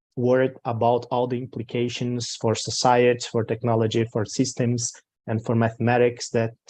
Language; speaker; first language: English; non-native, learner; Portuguese